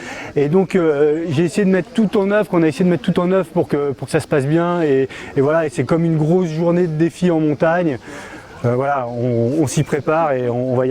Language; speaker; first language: French; native; French